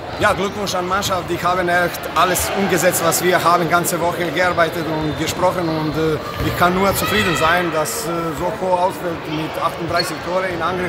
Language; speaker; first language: German; non-native, fluent; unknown